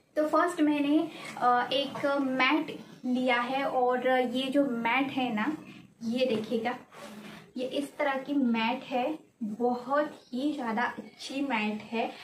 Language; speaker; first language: Hindi; non-native, local second language; Marathi